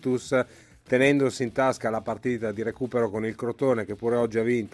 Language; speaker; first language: Italian; native; Italian